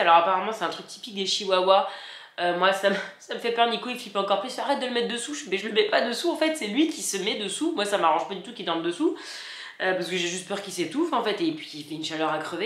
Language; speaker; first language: French; native; French